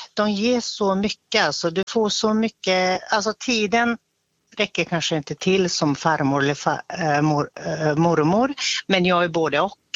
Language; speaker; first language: Swedish; native; Swedish